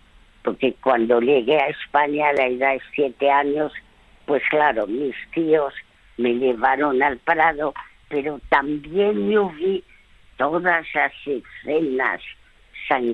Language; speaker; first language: Spanish; early bilingual, other home language; French